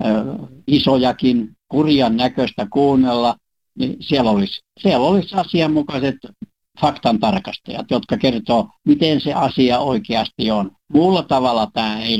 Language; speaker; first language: Finnish; native; Finnish